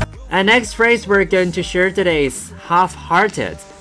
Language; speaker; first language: English; non-native, fluent; Chinese